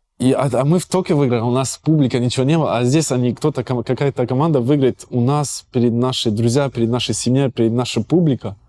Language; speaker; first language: Russian; early bilingual, heritage; Russian